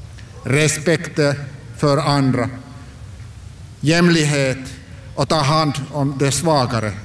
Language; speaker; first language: Swedish; non-native, local second language; Finnish